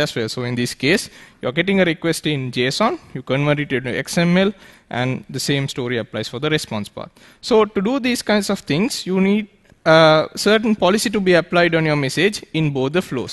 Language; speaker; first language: English; non-native, local second language; Sinhala